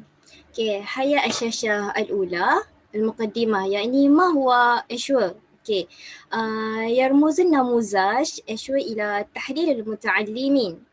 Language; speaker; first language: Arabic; non-native, learner; Malay